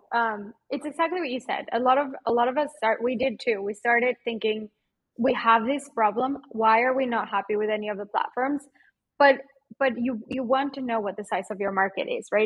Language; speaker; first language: English; non-native, fluent; Spanish